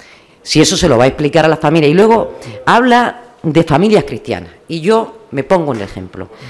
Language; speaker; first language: Spanish; native; Spanish